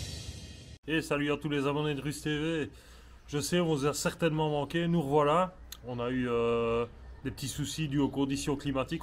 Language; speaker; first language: French; native; French